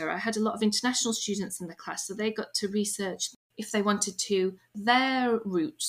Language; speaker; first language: English; native; English